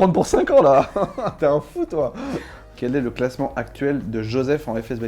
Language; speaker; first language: French; native; French